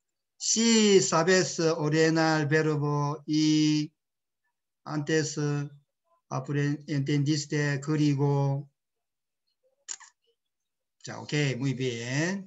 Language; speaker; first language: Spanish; non-native, learner; Korean